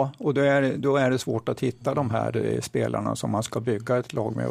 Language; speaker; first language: Swedish; native; Swedish